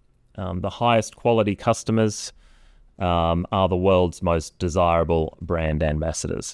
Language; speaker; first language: English; native; English